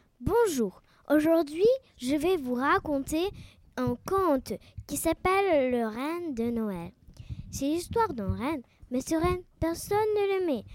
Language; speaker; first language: French; non-native, learner; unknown